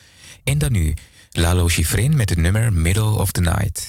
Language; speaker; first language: Dutch; native; Dutch